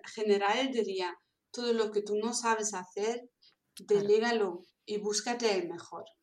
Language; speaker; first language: Spanish; non-native, fluent; German